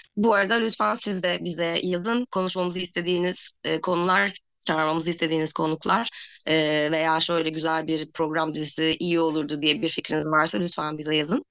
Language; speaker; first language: Turkish; native; Turkish